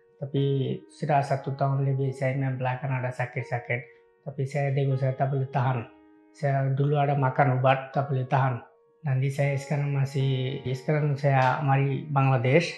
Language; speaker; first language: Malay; non-native, learner; Bangla